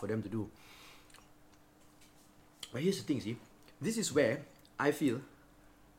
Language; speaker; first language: English; non-native, local second language; Malay